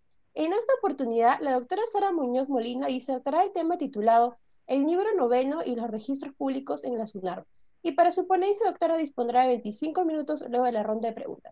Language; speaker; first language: Spanish; native; Spanish